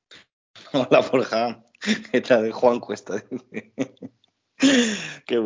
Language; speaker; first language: Spanish; native; Spanish